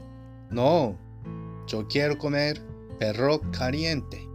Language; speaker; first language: Spanish; non-native, fluent; Japanese